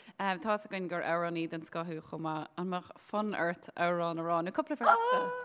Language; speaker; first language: Irish; native; Irish